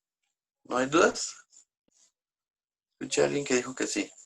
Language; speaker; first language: Spanish; native; Spanish